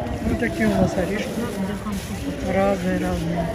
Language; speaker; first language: Russian; native; Russian